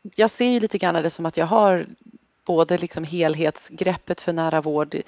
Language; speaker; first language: Swedish; native; Swedish